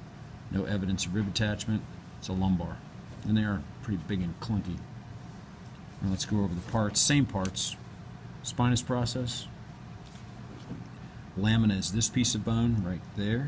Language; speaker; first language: English; native; English